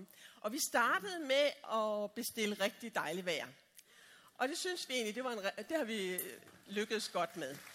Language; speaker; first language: Danish; native; Danish